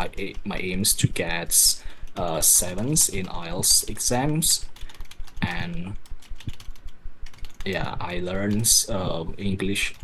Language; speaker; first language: English; non-native, learner; Indonesian